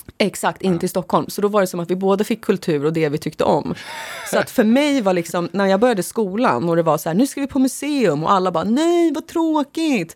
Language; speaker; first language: Swedish; early bilingual, other home language; Finnish